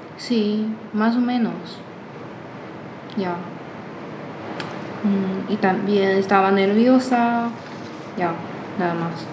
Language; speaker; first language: Spanish; non-native, fluent; Chinese